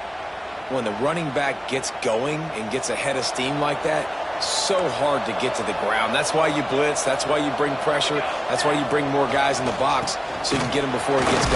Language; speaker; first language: English; native; English